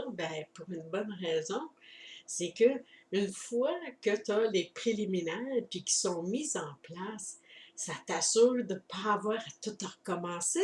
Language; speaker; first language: French; native; French